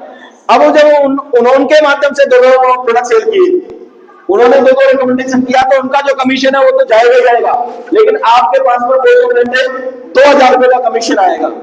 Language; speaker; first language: Hindi; native; Hindi